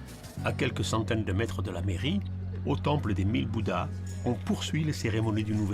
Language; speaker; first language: French; native; French